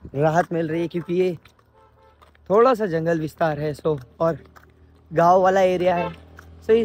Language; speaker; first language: Hindi; non-native, local second language; Gujarati